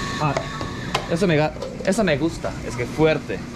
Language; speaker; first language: Spanish; non-native, fluent; Korean